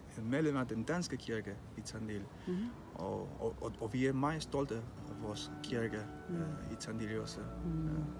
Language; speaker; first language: Danish; early bilingual, heritage; Spanish